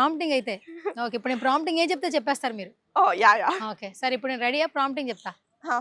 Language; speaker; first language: Telugu; native; Telugu